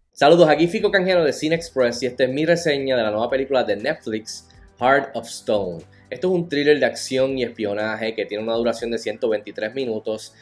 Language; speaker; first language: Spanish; native; Spanish